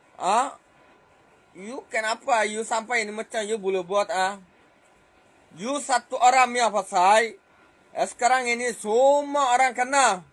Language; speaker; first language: Malay; non-native, fluent; Rohingya